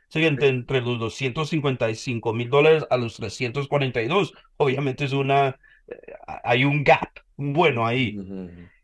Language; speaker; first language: Spanish; early bilingual, heritage; Spanish